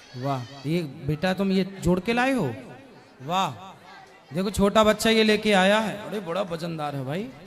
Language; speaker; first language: Hindi; native; Hindi